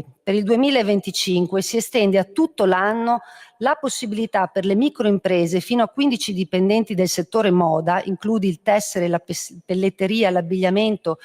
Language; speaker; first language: Italian; native; Italian